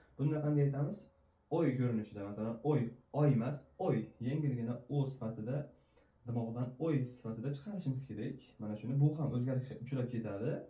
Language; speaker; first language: Uzbek; native; Uzbek